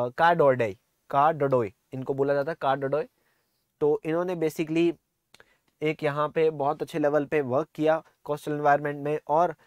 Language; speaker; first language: Hindi; non-native, local second language; Punjabi